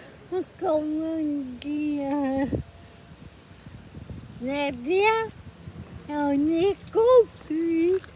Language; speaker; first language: French; non-native, learner; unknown